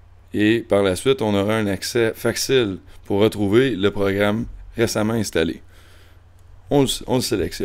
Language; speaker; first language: French; native; French